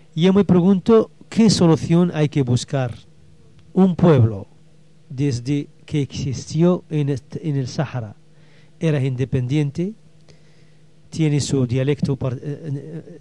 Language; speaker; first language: Spanish; non-native, local second language; Arabic